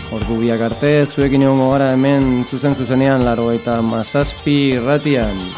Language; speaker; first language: Basque; non-native, local second language; Spanish